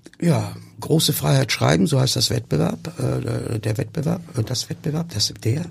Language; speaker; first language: German; early bilingual, other home language; Turkish